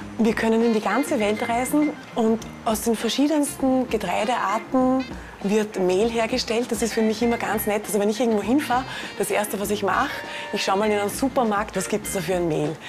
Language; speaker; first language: German; native; German